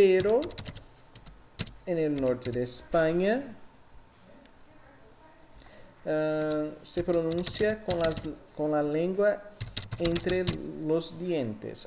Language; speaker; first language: Spanish; non-native, fluent; Portuguese